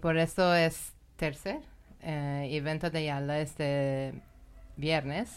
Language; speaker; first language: Spanish; non-native, learner; Persian